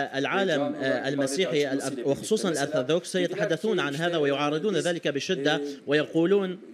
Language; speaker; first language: Arabic; non-native, fluent; Turkish